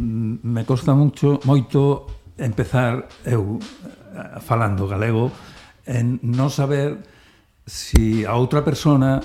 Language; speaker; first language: Galician; non-native, learner; Spanish